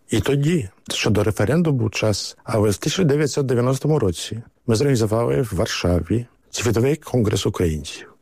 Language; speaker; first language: Ukrainian; early bilingual, heritage; Ukrainian